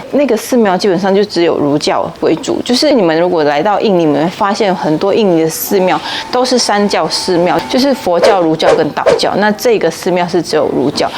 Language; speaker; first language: Chinese; early bilingual, heritage; Chinese